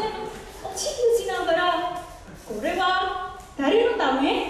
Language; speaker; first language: Japanese; non-native, learner; Indonesian